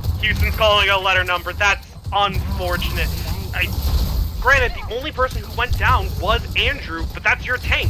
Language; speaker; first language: English; native; English